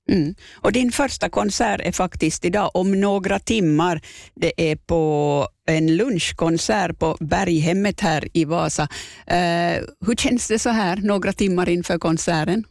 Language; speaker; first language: Swedish; native; Swedish